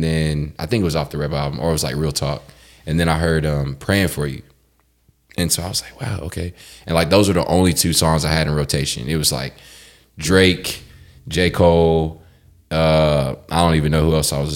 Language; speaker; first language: English; native; English